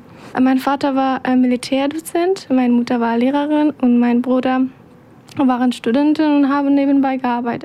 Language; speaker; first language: German; non-native, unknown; Persian